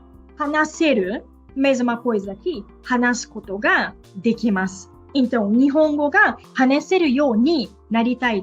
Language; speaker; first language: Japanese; non-native, fluent; Portuguese